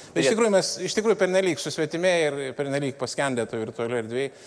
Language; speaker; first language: Lithuanian; native; Lithuanian